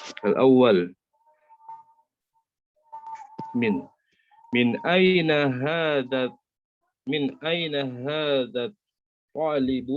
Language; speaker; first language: Arabic; non-native, learner; Indonesian